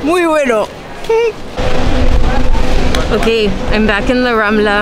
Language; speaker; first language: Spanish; non-native, learner; English